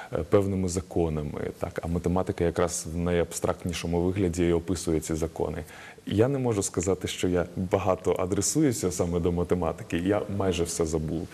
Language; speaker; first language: Ukrainian; native; Ukrainian